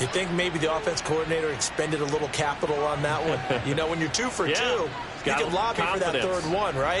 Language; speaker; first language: English; native; English